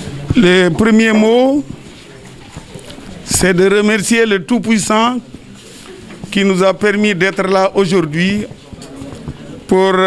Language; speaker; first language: French; non-native, local second language; Wolof